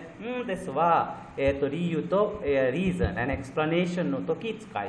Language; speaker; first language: Japanese; non-native, fluent; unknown